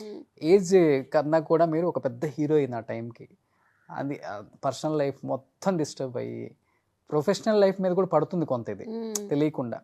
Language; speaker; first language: Telugu; native; Telugu